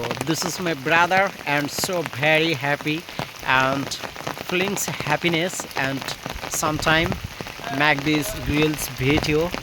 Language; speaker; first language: English; non-native, learner; Bangla